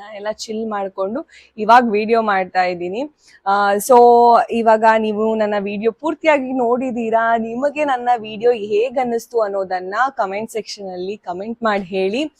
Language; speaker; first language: Kannada; non-native, local second language; Konkani